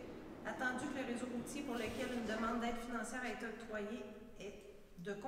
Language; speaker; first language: French; native; French